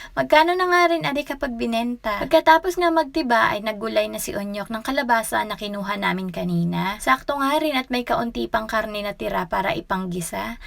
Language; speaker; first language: Filipino; native; Filipino